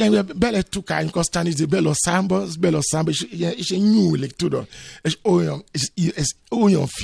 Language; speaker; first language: Hungarian; non-native, fluent; Yoruba